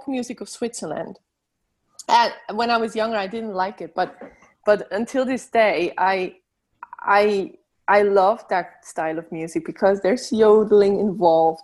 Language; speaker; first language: English; non-native, fluent; Swiss German